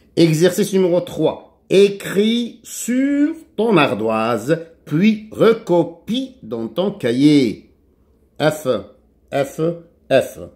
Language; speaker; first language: French; non-native, local second language; Arabic